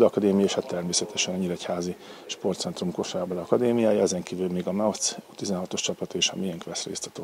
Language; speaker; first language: Hungarian; native; Hungarian